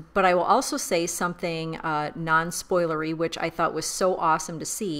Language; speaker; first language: English; native; English